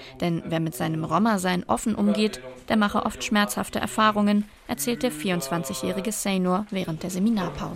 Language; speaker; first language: German; native; German